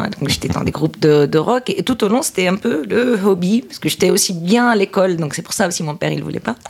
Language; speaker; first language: French; non-native, local second language; Arabic